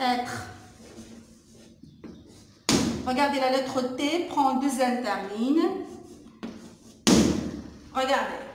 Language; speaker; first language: French; non-native, local second language; Arabic